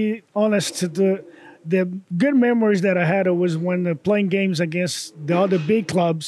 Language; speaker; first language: English; non-native, fluent; Portuguese